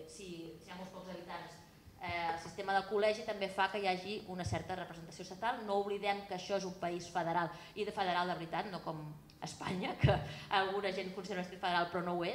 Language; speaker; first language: Catalan; native; Catalan